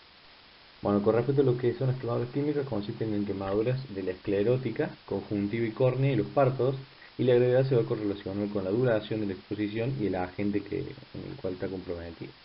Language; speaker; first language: Spanish; native; Spanish